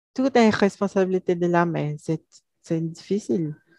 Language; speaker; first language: French; non-native, learner; Portuguese